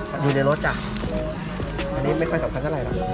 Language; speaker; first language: Thai; native; Thai